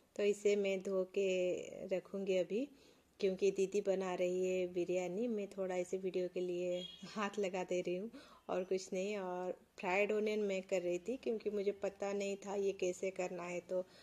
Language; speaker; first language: Hindi; non-native, local second language; Odia